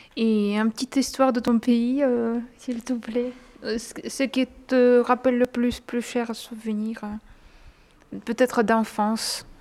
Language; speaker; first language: French; non-native, learner; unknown